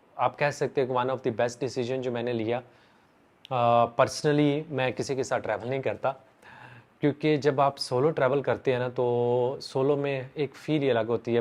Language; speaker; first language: Urdu; native; Urdu